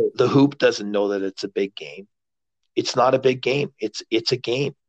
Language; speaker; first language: English; native; English